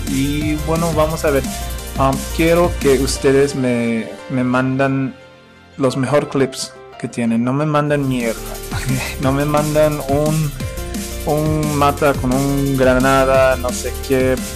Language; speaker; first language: Spanish; early bilingual, heritage; Spanish